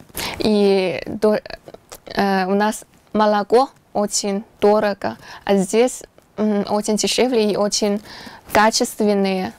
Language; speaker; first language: Russian; non-native, learner; Chinese